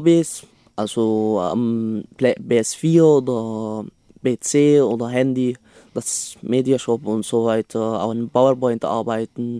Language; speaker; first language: German; non-native, learner; Arabic